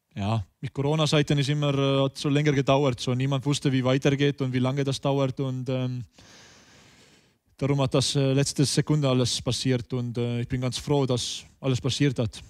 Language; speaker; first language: German; non-native, learner; Estonian